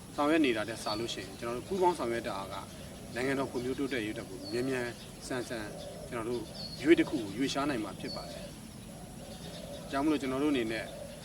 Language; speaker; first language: Burmese; native; Burmese